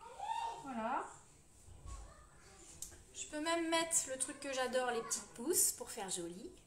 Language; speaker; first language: French; native; French